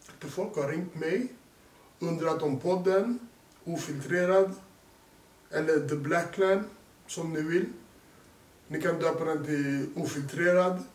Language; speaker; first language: Swedish; early bilingual, other home language; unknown